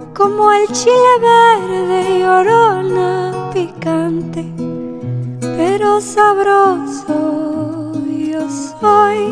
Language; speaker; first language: German; non-native, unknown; Spanish